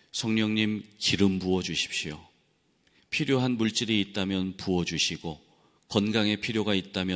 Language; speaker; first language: Korean; native; Korean